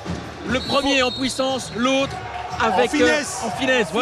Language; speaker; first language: French; native; French